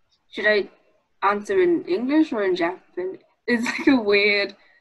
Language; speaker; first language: English; early bilingual, other home language; Japanese